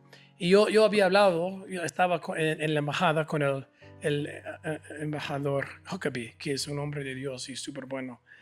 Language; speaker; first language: Spanish; non-native, fluent; English